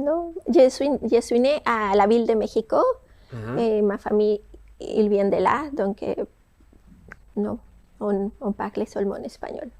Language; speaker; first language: French; non-native, fluent; Spanish